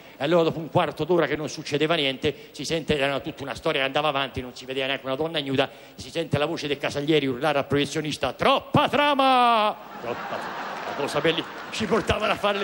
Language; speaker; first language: Italian; native; Italian